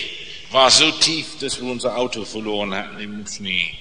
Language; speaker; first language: German; non-native, fluent; English